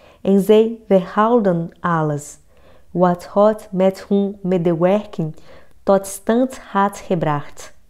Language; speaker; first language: Dutch; non-native, fluent; Portuguese